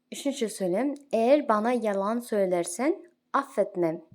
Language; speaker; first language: Turkish; non-native, fluent; Kazakh